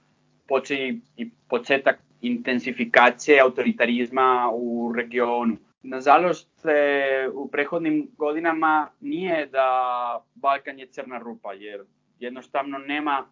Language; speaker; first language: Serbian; non-native, fluent; Spanish